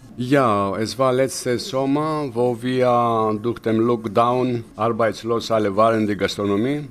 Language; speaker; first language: German; non-native, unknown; Greek